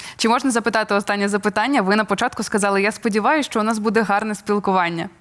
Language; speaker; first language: Ukrainian; native; Ukrainian